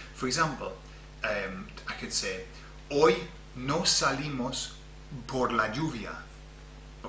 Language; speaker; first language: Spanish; non-native, fluent; English